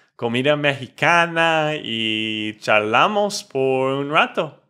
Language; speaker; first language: Spanish; non-native, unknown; English